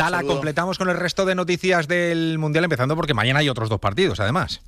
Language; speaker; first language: Spanish; native; Spanish